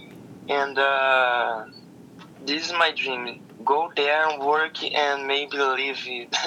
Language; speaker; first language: English; non-native, learner; Portuguese